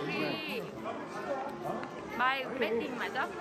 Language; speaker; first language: Korean; non-native, learner; Vietnamese